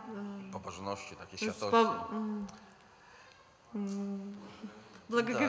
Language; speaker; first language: Polish; native; Polish